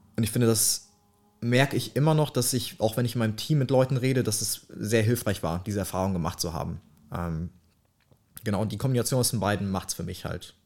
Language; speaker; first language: German; early bilingual, other home language; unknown